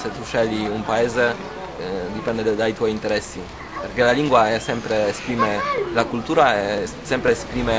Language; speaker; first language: Italian; non-native, fluent; Polish